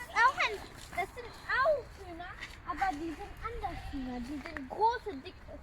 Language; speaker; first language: German; early bilingual, other home language; Urdu